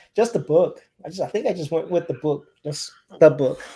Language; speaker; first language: English; non-native, fluent; Spanish